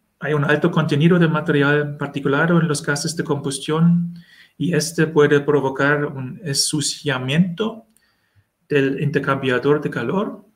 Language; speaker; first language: Spanish; non-native, learner; German